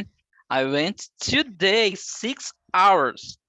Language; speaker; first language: English; non-native, learner; Portuguese